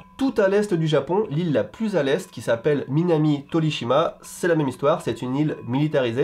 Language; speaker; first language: French; native; French